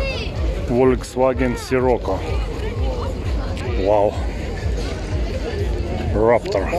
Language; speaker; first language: English; non-native, learner; Russian